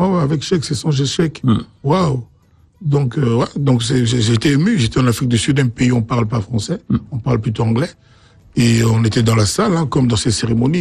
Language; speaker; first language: French; non-native, local second language; Lingala